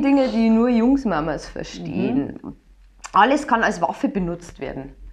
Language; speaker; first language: German; native; German